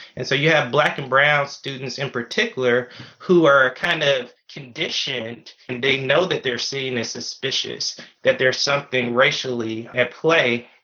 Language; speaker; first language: English; native; English